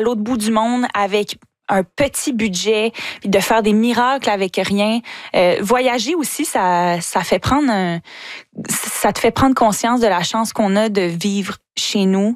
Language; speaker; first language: French; native; French